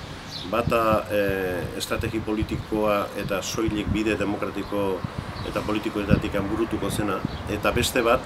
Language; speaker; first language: Basque; native; Basque